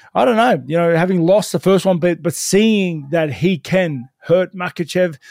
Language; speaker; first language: English; native; English